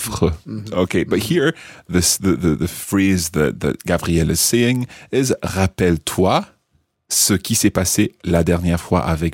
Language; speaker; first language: French; non-native, fluent; English